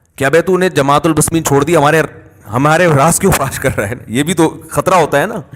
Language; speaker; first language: Urdu; native; Urdu